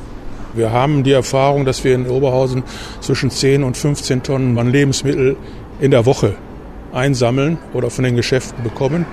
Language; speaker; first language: German; native; German